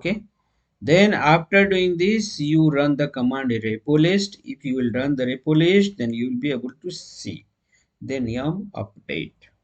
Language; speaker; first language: English; non-native, local second language; Hindi